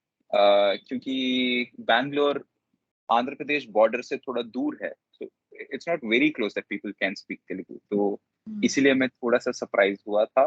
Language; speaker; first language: Hindi; non-native, local second language; Telugu